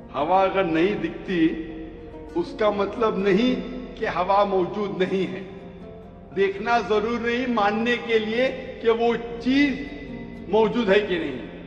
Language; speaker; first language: Urdu; non-native, local second language; Konkani